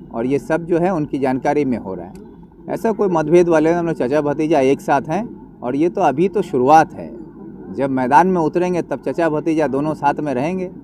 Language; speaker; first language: Hindi; non-native, local second language; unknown